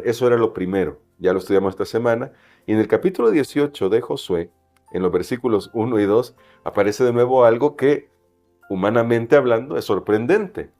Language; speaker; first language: Spanish; native; Spanish